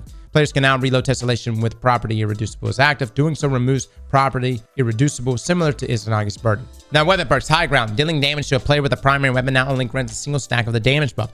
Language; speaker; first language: English; native; English